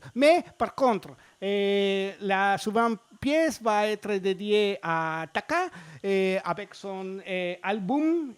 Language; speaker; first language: French; non-native, fluent; Spanish